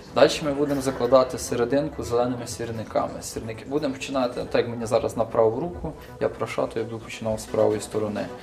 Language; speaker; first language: Ukrainian; native; Ukrainian